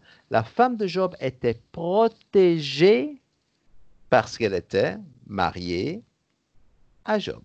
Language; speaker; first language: French; native; French